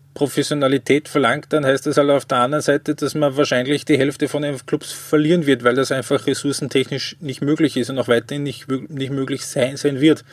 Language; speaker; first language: German; native; German